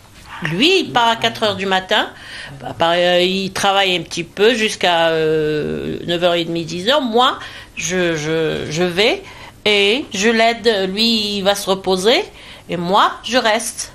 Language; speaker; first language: French; non-native, fluent; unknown